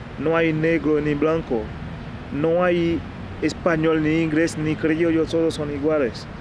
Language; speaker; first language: Spanish; non-native, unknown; Haitian Creole